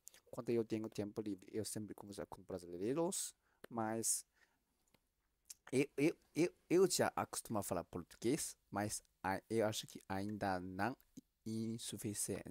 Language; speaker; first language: Portuguese; non-native, learner; Chinese